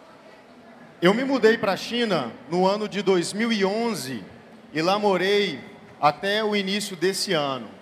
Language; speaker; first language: Portuguese; native; Portuguese